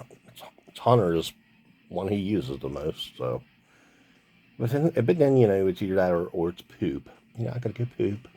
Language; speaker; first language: English; native; English